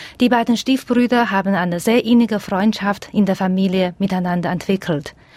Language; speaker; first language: German; non-native, fluent; Chinese